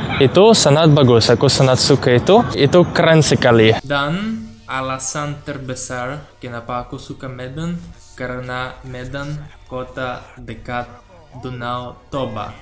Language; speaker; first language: Indonesian; non-native, learner; Russian